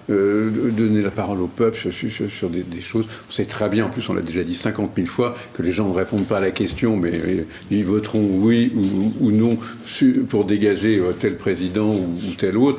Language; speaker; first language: French; native; French